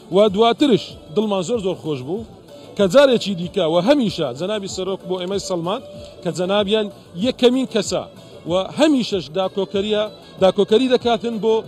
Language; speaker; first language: Central Kurdish; non-native, local second language; Assyrian Neo-Aramaic